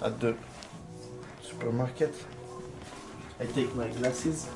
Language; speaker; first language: English; non-native, learner; French